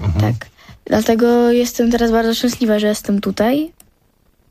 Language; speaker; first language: Polish; non-native, learner; Ukrainian